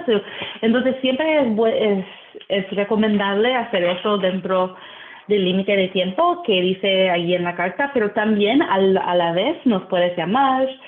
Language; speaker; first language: Spanish; early bilingual, heritage; Spanish